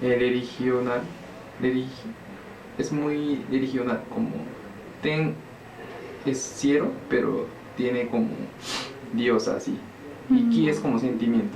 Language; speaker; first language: Spanish; non-native, learner; Japanese